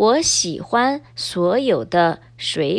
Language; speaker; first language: Chinese; early bilingual, heritage; Chinese